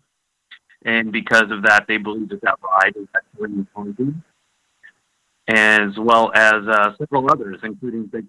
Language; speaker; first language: English; native; English